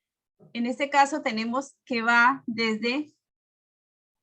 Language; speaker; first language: Spanish; native; Spanish